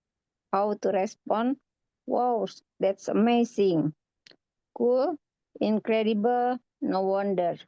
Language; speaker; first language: English; non-native, learner; Indonesian